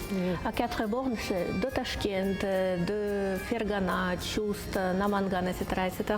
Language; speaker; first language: French; non-native, fluent; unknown